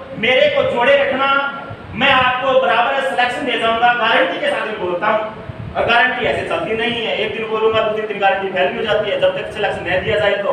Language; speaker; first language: Hindi; native; Hindi